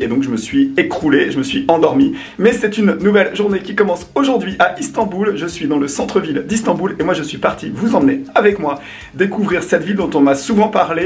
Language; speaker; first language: French; native; French